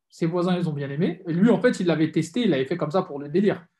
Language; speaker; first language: French; native; French